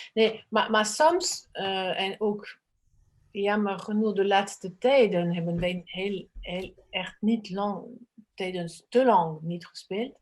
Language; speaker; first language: Dutch; non-native, fluent; French